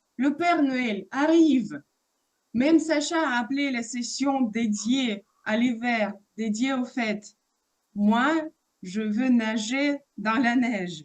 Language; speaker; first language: French; non-native, fluent; Russian